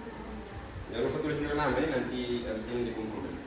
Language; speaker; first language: Indonesian; native; Indonesian